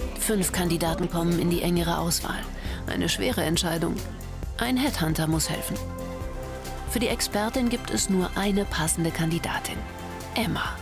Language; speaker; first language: German; native; German